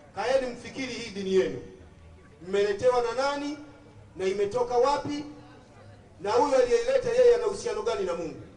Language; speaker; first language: Swahili; native; Swahili